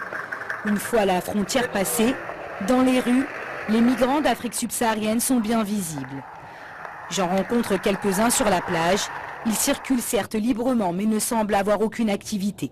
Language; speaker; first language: French; non-native, local second language; Arabic